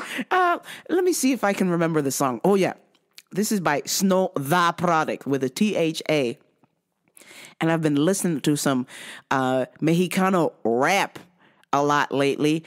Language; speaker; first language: English; native; English